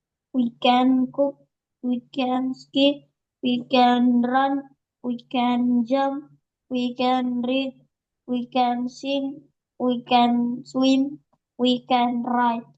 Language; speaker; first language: English; non-native, learner; Indonesian